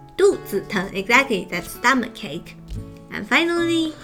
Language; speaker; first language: English; non-native, fluent; Chinese